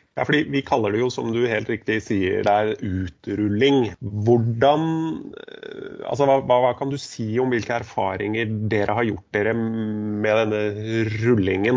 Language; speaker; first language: Norwegian; native; Norwegian